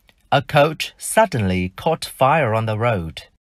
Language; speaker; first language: English; non-native, fluent; Vietnamese